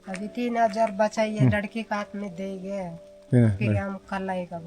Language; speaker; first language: Hindi; non-native, local second language; Tibetan